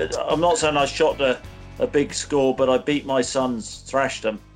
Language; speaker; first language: English; native; English